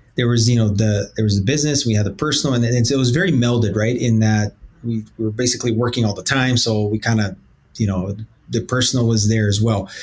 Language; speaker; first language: English; early bilingual, other home language; Portuguese